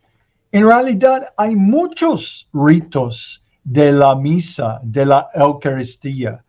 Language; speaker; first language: Spanish; non-native, learner; English